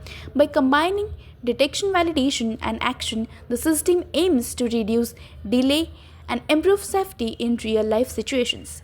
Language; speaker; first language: English; non-native, learner; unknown